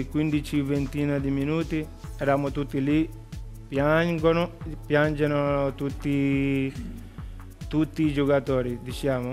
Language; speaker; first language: Italian; non-native, learner; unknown